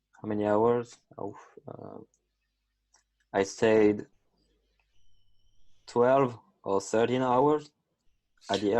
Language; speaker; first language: English; non-native, learner; French